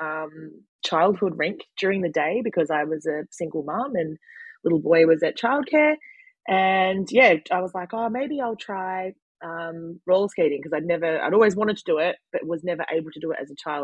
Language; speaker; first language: English; native; English